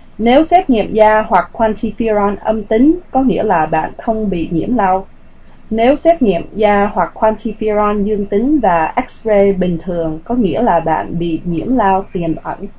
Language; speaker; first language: Vietnamese; early bilingual, heritage; Vietnamese